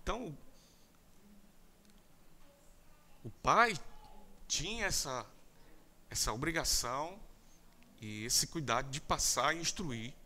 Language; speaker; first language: Portuguese; native; Portuguese